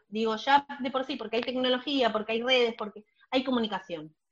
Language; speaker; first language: Spanish; native; Spanish